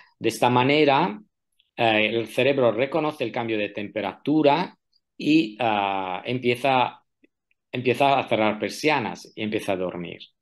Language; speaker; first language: Spanish; non-native, fluent; Italian